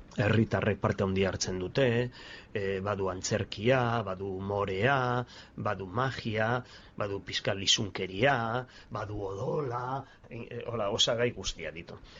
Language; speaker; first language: Basque; non-native, local second language; Spanish